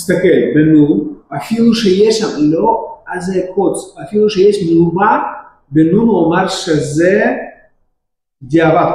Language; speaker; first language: Hebrew; non-native, fluent; Russian